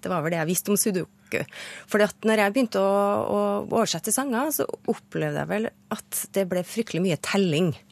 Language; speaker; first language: Norwegian; native; Norwegian